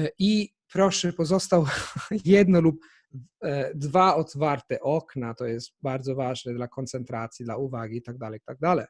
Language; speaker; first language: Polish; non-native, fluent; Italian